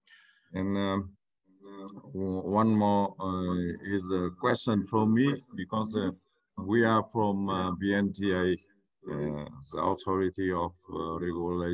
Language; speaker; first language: English; non-native, learner; Vietnamese